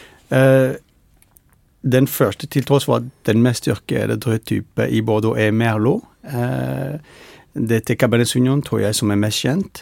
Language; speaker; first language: Norwegian; non-native, fluent; French